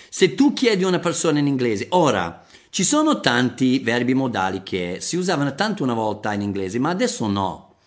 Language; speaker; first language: Italian; non-native, fluent; English